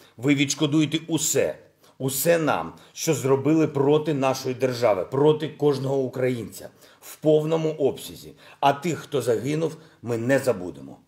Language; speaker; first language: Ukrainian; non-native, local second language; Russian